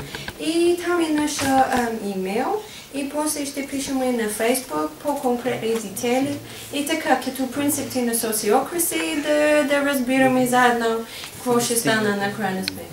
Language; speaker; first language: Bulgarian; non-native, learner; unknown